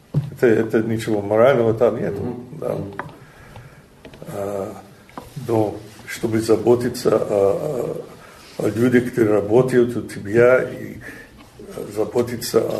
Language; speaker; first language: Russian; non-native, learner; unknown